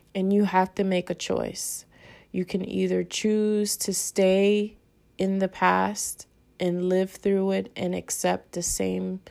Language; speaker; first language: English; early bilingual, other home language; Spanish